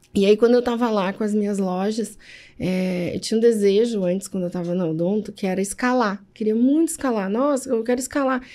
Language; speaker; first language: Portuguese; native; Portuguese